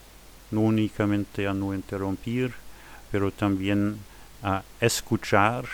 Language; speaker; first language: Spanish; non-native, fluent; German